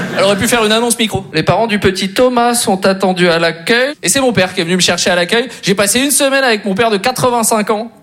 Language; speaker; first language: French; native; French